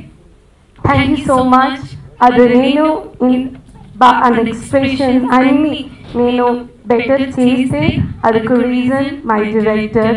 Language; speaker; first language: Telugu; non-native, learner; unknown